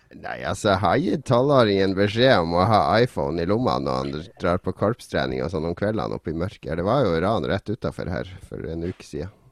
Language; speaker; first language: Norwegian; native; Norwegian